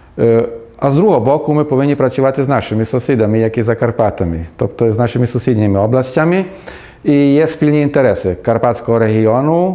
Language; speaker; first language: Ukrainian; native; Ukrainian